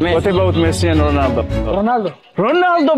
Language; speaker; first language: English; non-native, learner; Georgian